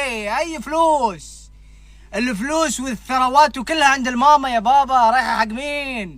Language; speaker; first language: Arabic; native; Arabic